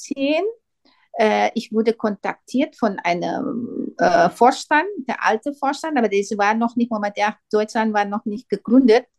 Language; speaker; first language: German; non-native, learner; Indonesian